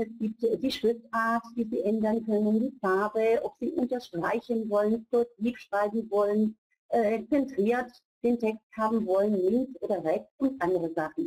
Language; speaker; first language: German; non-native, fluent; Greek